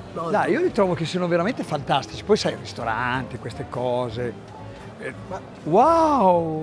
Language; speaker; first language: Italian; native; Italian